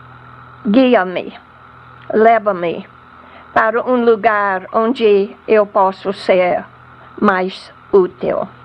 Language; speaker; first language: Portuguese; non-native, fluent; English